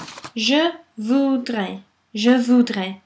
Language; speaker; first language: French; non-native, fluent; English